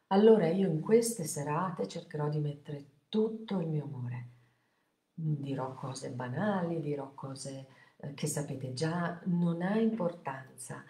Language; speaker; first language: Italian; native; Italian